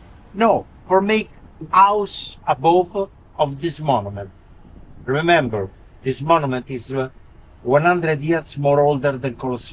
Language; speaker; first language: English; non-native, learner; Italian